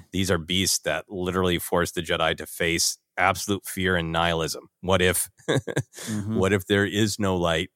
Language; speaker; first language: English; native; English